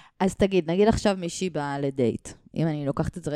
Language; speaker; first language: Hebrew; native; Hebrew